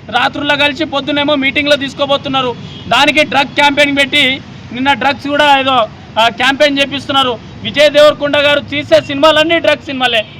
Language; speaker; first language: Telugu; non-native, local second language; Lambadi